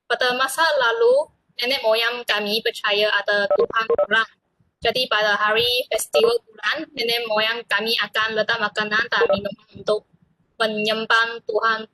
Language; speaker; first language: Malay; non-native, local second language; Chinese